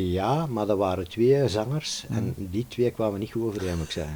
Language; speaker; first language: Dutch; native; Dutch